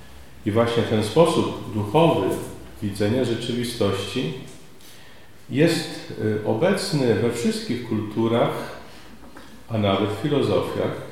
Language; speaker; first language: Polish; native; Polish